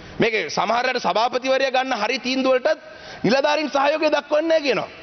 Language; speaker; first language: Sinhala; non-native, local second language; Tamil